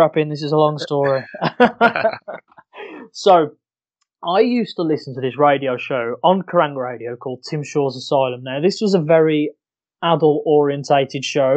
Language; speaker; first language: English; native; English